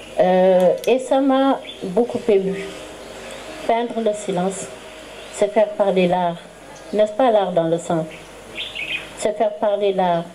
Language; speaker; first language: French; non-native, local second language; Wolof